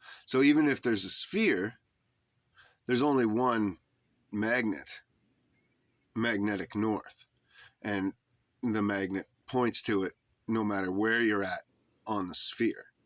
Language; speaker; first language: English; native; English